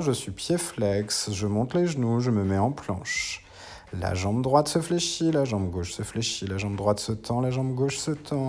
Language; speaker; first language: French; native; French